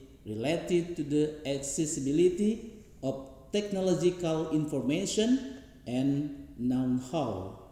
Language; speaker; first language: English; non-native, learner; Indonesian